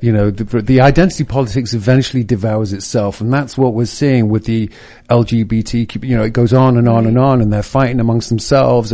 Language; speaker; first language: English; native; English